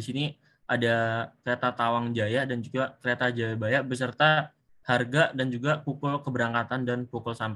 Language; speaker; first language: Indonesian; native; Indonesian